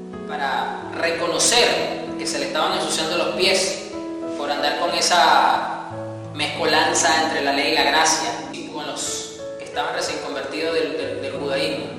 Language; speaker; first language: Spanish; native; Spanish